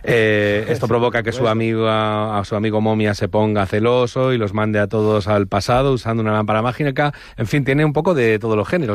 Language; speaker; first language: Spanish; native; Spanish